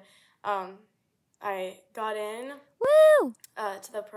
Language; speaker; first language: English; native; English